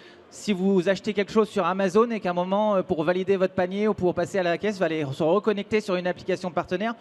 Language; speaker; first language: French; native; French